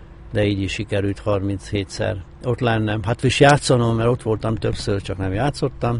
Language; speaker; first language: Hungarian; native; Hungarian